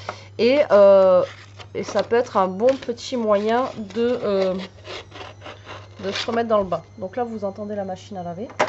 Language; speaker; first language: French; native; French